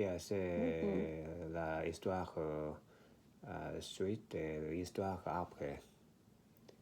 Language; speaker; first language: French; non-native, learner; Korean